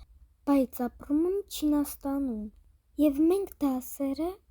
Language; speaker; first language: Armenian; early bilingual, heritage; Armenian